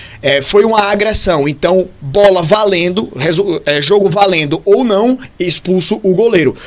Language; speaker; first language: Portuguese; native; Portuguese